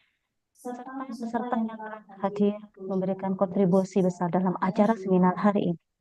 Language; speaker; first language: Indonesian; native; Indonesian